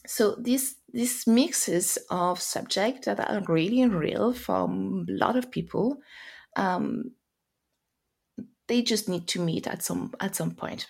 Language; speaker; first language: English; non-native, fluent; French